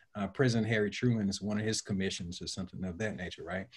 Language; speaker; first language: English; native; English